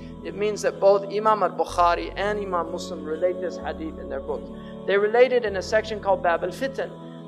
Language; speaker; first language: English; native; English